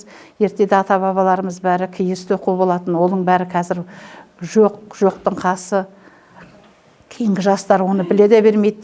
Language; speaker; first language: Kazakh; native; Kazakh